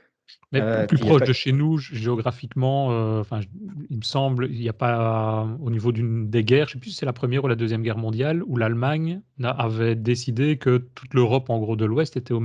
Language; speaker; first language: French; native; French